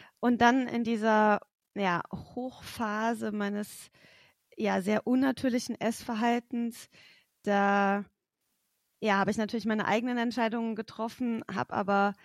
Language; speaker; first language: German; native; German